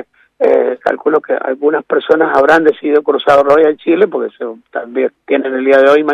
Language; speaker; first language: Spanish; native; Spanish